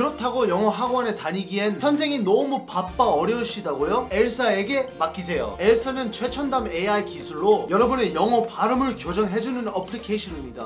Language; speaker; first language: Korean; non-native, fluent; English